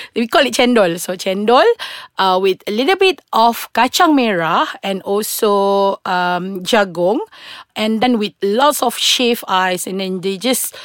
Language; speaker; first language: English; non-native, local second language; Malay